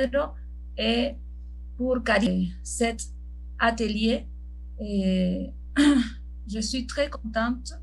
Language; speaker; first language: French; non-native, learner; Spanish